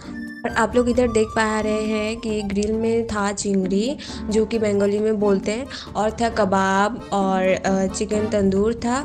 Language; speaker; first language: Hindi; non-native, local second language; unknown